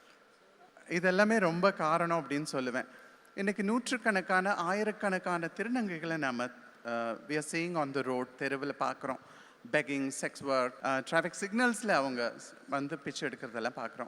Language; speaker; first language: Tamil; native; Tamil